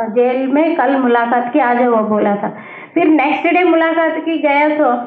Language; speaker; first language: Hindi; non-native, local second language; Telugu